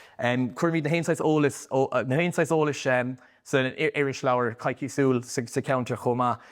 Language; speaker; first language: Irish; native; Irish